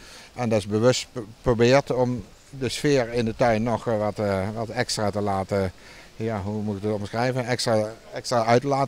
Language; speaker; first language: Dutch; native; Dutch